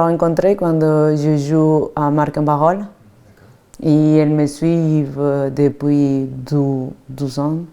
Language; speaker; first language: French; non-native, fluent; Spanish